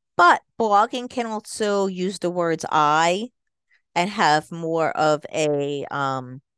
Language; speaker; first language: English; native; English